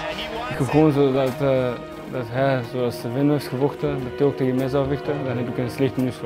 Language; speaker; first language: Dutch; non-native, fluent; Armenian